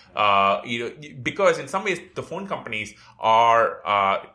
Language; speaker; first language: English; non-native, local second language; Tamil